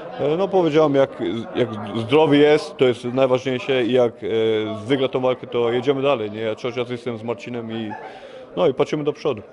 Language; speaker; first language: Polish; early bilingual, heritage; Polish